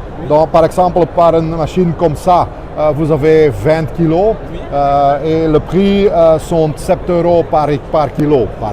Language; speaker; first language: French; non-native, local second language; Dutch